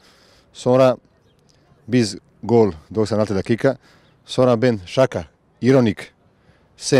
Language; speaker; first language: Turkish; non-native, learner; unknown